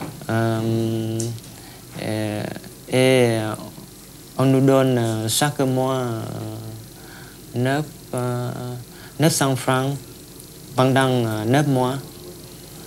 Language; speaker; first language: French; non-native, learner; Vietnamese